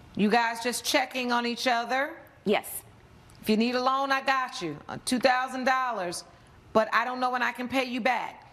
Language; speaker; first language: English; native; English